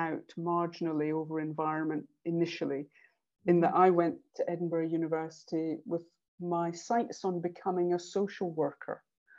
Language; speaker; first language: English; native; English